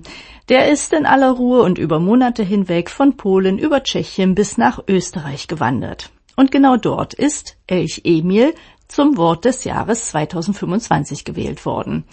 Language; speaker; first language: German; native; German